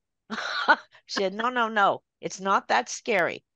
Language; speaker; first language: English; native; English